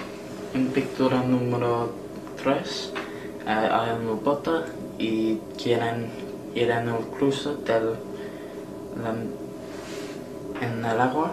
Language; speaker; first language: Spanish; non-native, learner; English